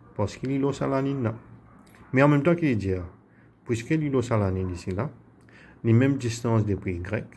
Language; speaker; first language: French; non-native, local second language; Morisyen